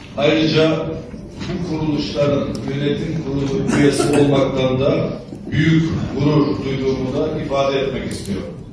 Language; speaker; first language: Turkish; native; Turkish